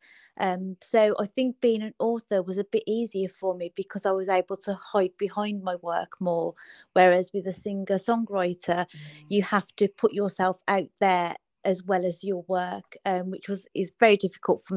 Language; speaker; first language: English; native; English